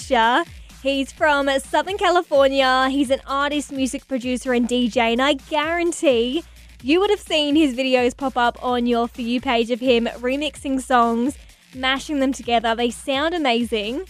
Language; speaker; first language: English; native; English